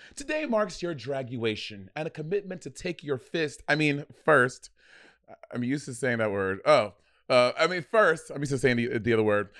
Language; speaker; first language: English; native; English